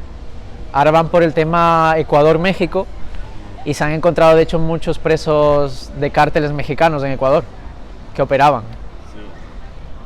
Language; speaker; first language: Spanish; early bilingual, other home language; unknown